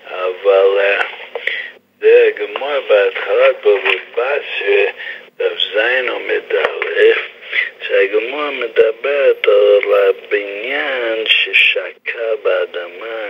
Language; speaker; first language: Hebrew; non-native, fluent; English